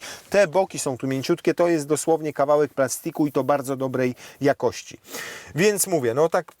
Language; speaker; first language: Polish; native; Polish